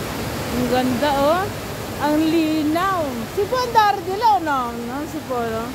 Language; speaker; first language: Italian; non-native, learner; Filipino